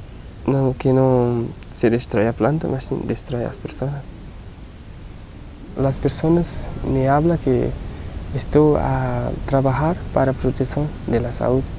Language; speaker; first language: Spanish; non-native, learner; Portuguese